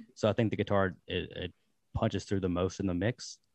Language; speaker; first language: English; native; English